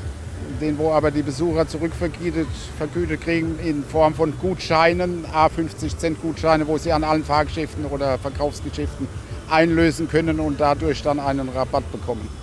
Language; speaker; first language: German; native; German